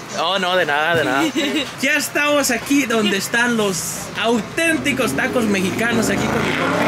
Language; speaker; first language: Spanish; native; Spanish